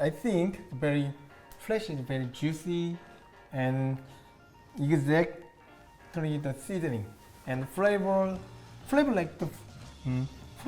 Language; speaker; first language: English; non-native, learner; Korean